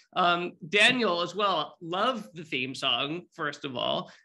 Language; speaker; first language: English; native; English